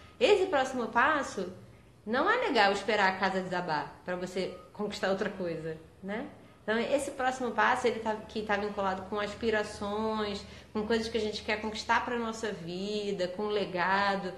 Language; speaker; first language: Portuguese; native; Portuguese